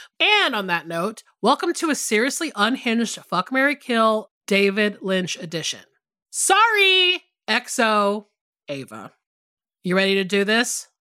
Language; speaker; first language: English; native; English